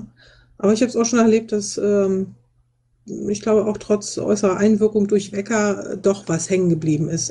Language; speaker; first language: German; native; German